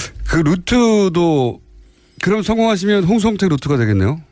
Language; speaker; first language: Korean; native; Korean